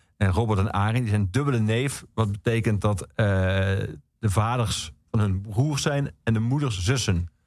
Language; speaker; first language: Dutch; native; Dutch